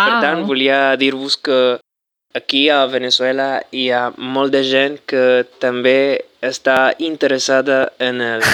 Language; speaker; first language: Catalan; non-native, fluent; Spanish